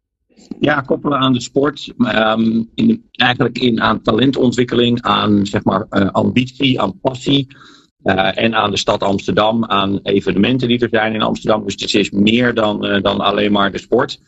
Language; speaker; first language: Dutch; native; Dutch